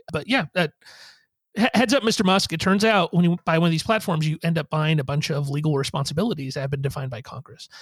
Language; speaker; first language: English; native; English